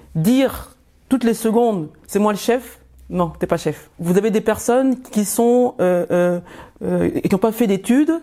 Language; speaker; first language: French; early bilingual, other home language; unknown